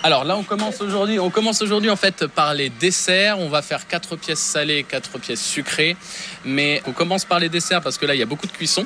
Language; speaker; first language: French; native; French